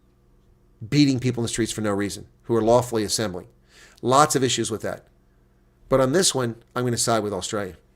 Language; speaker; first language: English; native; English